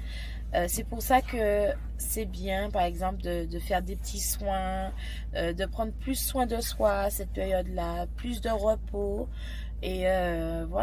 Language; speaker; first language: French; native; French